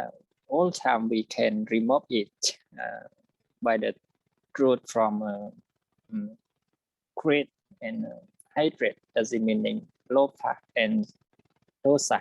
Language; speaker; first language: English; non-native, learner; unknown